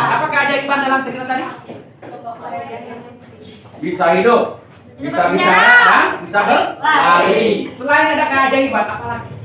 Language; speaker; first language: Indonesian; native; Indonesian